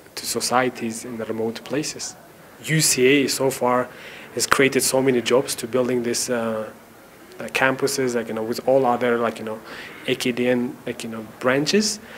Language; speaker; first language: English; non-native, fluent; Tajik